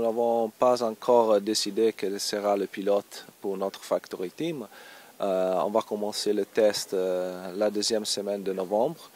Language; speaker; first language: French; non-native, learner; Italian